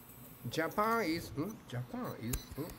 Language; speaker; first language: English; non-native, learner; Japanese